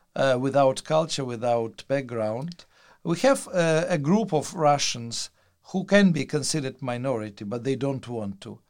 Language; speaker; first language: English; non-native, fluent; Russian